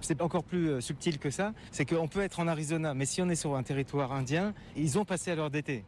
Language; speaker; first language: French; native; French